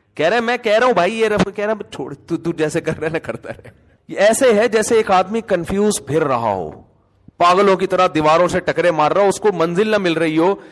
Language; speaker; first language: Urdu; native; Urdu